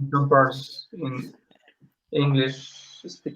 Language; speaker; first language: English; non-native, learner; Spanish